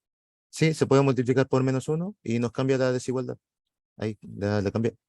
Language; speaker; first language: Spanish; native; Spanish